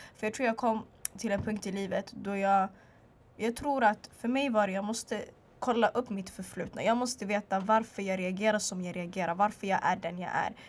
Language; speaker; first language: Swedish; early bilingual, other home language; Arabic